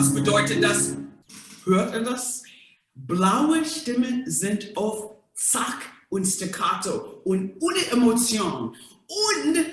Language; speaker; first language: German; non-native, fluent; English